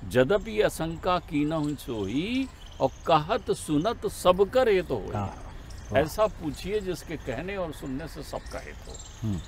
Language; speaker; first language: Hindi; native; Hindi